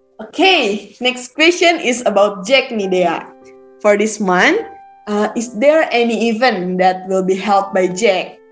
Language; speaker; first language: English; non-native, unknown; Indonesian